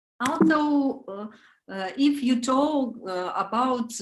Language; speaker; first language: English; non-native, learner; Romanian